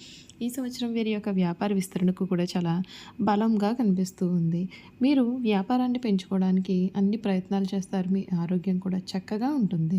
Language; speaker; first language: Telugu; native; Telugu